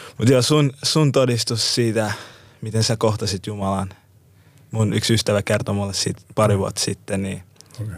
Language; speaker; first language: Finnish; native; Finnish